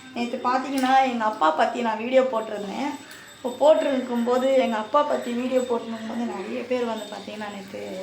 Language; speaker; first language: Tamil; native; Tamil